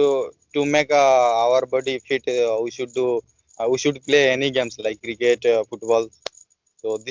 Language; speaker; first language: English; non-native, learner; Odia